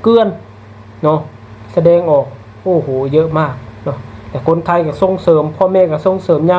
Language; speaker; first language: Thai; non-native, local second language; Lao